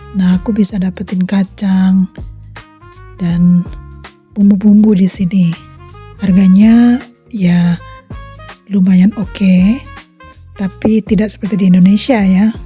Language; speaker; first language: Indonesian; native; Indonesian